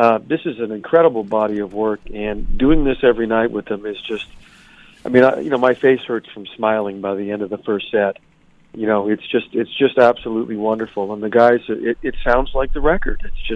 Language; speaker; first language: English; native; English